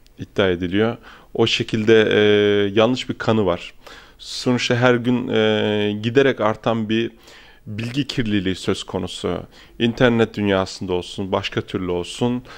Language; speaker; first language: Turkish; early bilingual, heritage; Turkish